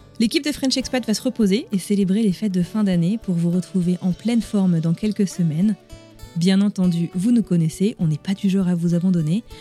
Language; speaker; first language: French; native; French